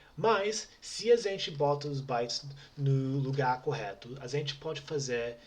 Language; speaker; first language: Portuguese; non-native, fluent; English